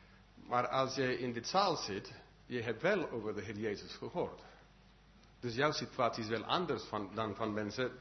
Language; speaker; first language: Dutch; non-native, fluent; English